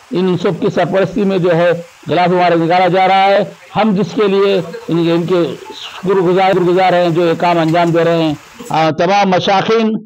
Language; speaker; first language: Urdu; native; Urdu